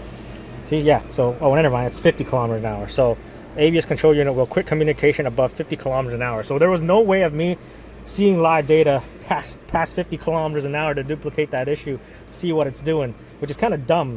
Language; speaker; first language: English; native; English